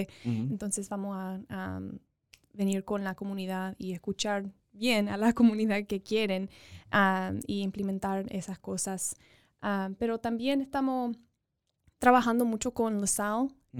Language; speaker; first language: Spanish; early bilingual, other home language; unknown